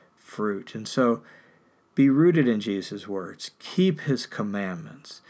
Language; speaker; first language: English; native; English